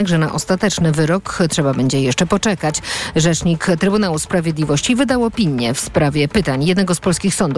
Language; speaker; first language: Polish; native; Polish